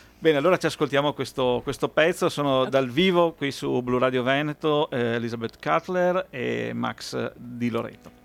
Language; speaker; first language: Italian; native; Italian